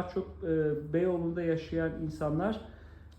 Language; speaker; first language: Turkish; native; Turkish